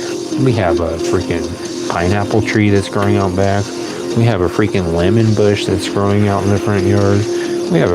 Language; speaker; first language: English; native; English